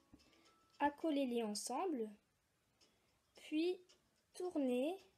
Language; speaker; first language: French; native; French